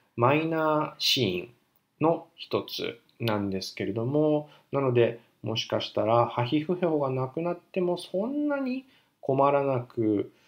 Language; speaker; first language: Japanese; native; Japanese